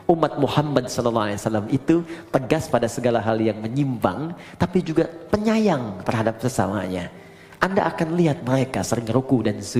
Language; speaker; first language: Indonesian; native; Indonesian